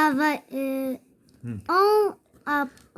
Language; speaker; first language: French; non-native, local second language; Arabic